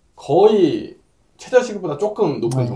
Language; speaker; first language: Korean; native; Korean